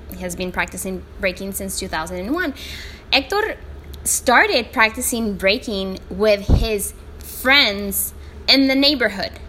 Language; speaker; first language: English; non-native, fluent; Spanish